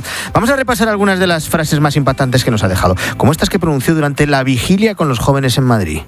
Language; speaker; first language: Spanish; native; Spanish